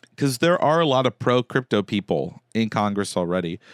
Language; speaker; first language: English; native; English